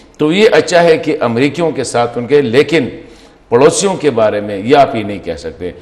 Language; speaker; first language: Urdu; non-native, local second language; Pashto